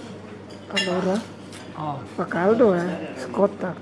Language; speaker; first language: Italian; non-native, fluent; Filipino